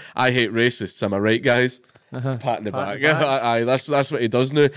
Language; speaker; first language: English; native; English